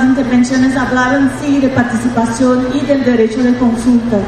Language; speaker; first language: Spanish; non-native, fluent; Portuguese